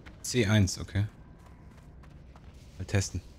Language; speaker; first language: German; native; German